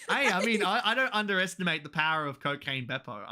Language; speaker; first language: English; native; English